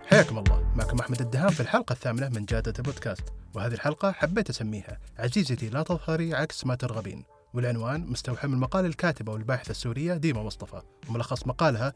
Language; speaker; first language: Arabic; native; Arabic